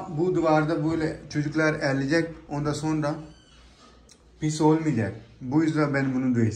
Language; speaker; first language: Turkish; non-native, learner; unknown